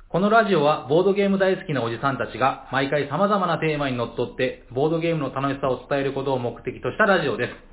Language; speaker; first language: Japanese; native; Japanese